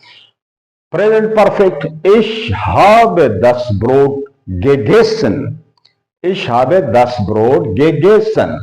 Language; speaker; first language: German; non-native, fluent; Urdu